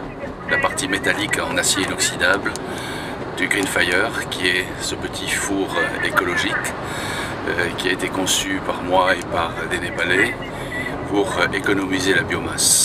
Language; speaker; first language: French; native; French